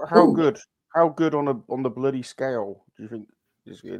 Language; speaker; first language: English; native; English